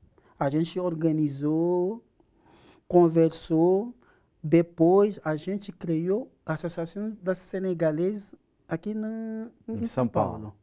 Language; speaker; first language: Portuguese; non-native, learner; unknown